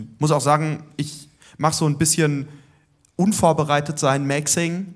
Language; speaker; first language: German; native; German